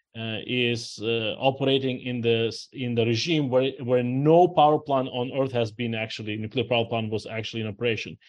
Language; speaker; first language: English; non-native, fluent; Ukrainian